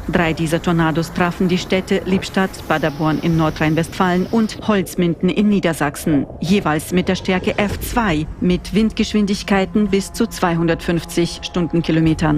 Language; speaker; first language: German; native; German